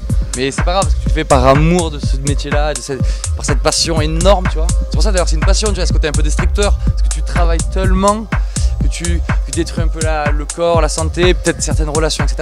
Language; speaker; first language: French; native; French